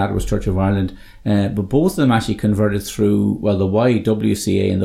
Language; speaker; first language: English; native; English